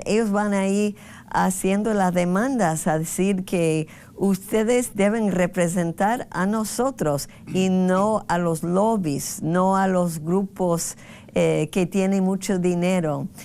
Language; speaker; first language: Spanish; non-native, fluent; English